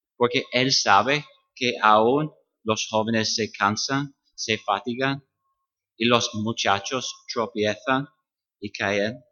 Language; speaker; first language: Spanish; non-native, fluent; English